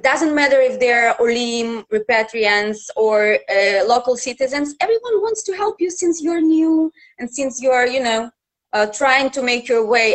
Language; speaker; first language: English; non-native, fluent; Russian